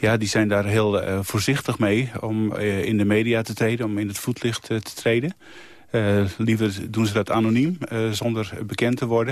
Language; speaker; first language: Dutch; native; Dutch